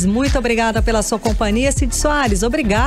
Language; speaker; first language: Portuguese; native; Portuguese